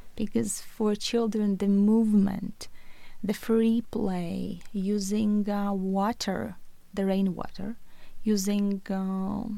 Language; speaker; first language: English; non-native, fluent; Latvian